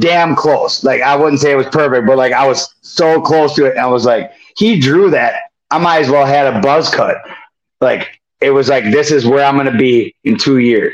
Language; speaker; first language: English; native; English